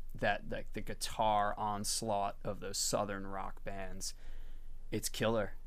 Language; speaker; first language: English; native; English